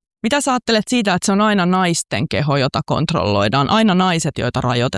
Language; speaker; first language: Finnish; native; Finnish